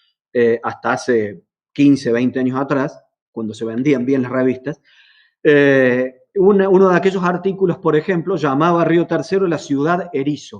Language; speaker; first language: Spanish; native; Spanish